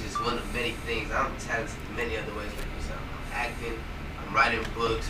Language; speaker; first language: English; native; English